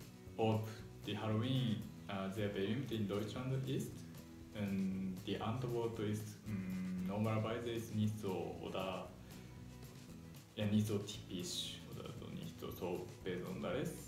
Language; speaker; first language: German; non-native, learner; Japanese